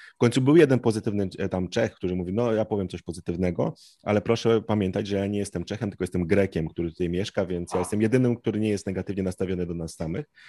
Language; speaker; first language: Polish; native; Polish